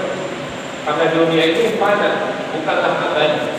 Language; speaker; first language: Indonesian; native; Indonesian